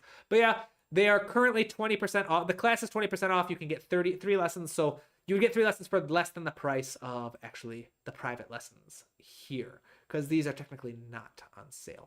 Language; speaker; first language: English; native; English